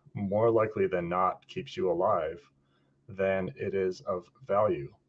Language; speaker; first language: English; native; English